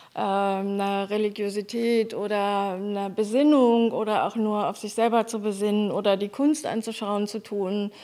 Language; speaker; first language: German; native; German